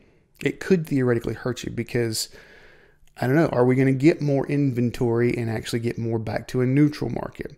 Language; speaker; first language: English; native; English